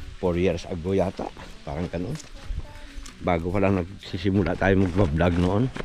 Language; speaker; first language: Filipino; non-native, local second language; Hiligaynon